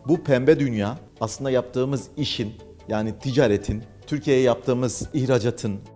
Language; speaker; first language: Turkish; native; Turkish